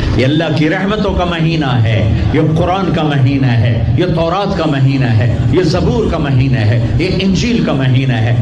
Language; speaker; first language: Urdu; non-native, local second language; Punjabi